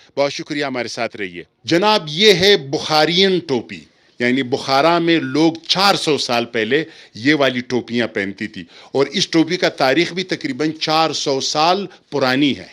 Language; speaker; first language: Urdu; non-native, local second language; Pashto